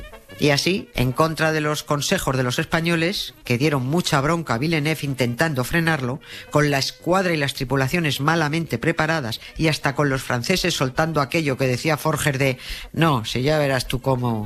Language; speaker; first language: Spanish; native; Spanish